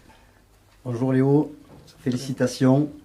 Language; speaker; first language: French; native; French